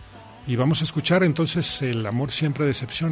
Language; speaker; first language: Spanish; native; Spanish